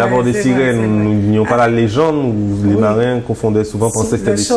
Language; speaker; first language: French; native; French